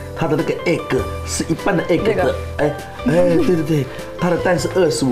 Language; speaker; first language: Chinese; native; Chinese